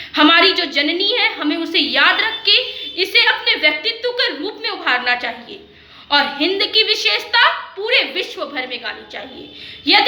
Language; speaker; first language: Hindi; native; Hindi